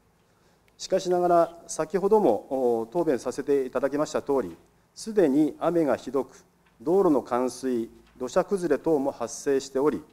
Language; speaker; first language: Japanese; native; Japanese